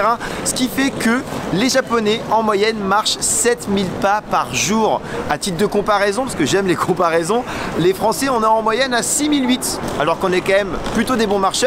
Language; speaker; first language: French; native; French